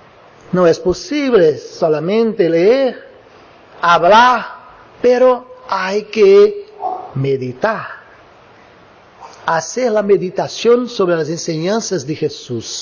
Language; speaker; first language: Spanish; non-native, learner; Portuguese